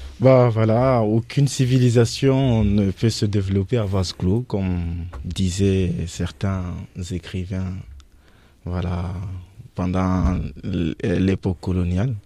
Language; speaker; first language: French; non-native, local second language; Fula